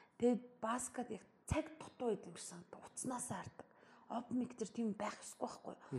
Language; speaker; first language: Mongolian; early bilingual, heritage; Mongolian